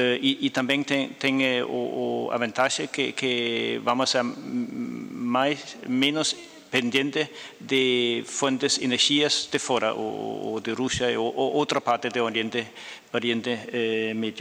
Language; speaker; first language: Portuguese; non-native, fluent; Danish